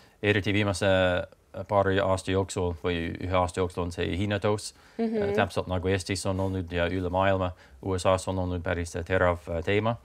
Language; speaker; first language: Estonian; non-native, fluent; English